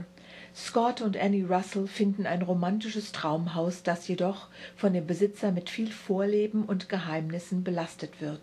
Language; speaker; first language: German; native; German